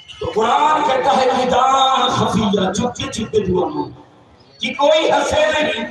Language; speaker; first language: Urdu; native; Urdu